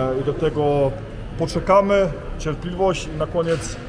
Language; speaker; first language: Polish; early bilingual, heritage; Polish